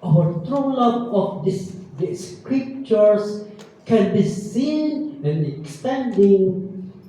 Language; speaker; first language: English; non-native, local second language; Filipino